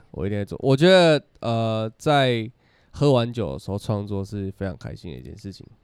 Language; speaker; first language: Chinese; native; Chinese